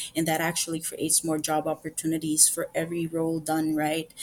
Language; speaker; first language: English; non-native, local second language; Filipino